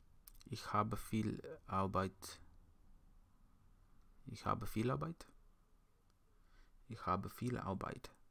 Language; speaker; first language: German; non-native, learner; English